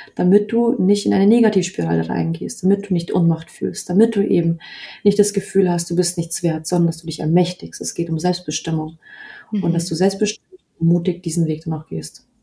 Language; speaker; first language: German; native; German